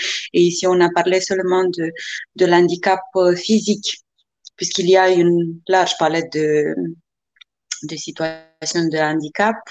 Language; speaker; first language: French; non-native, fluent; Romanian